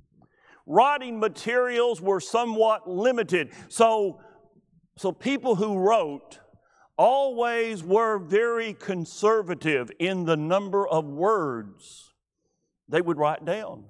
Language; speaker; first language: English; native; English